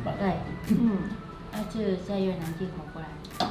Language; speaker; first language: Chinese; non-native, learner; Vietnamese